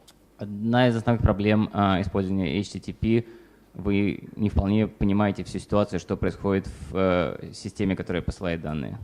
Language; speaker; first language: Russian; native; Russian